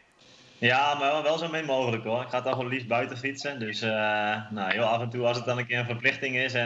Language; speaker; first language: Dutch; native; Dutch